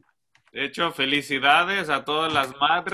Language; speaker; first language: Spanish; non-native, fluent; English